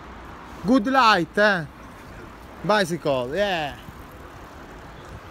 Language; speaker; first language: English; non-native, learner; Italian